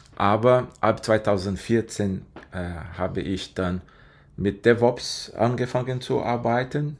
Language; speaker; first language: German; non-native, fluent; Portuguese